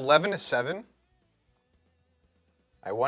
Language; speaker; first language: English; native; English